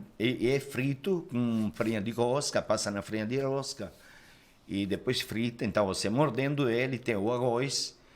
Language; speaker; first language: Portuguese; non-native, fluent; Italian